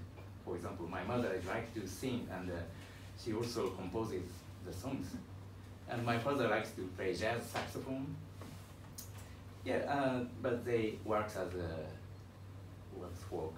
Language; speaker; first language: English; non-native, learner; Japanese